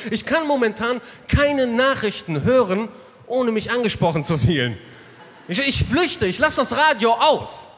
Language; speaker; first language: German; early bilingual, other home language; Arabic